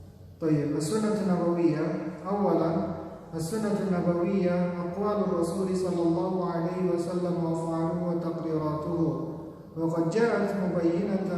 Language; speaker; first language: Arabic; non-native, fluent; Indonesian